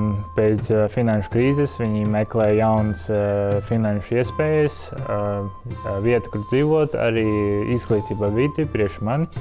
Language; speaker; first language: Latvian; early bilingual, other home language; Chinese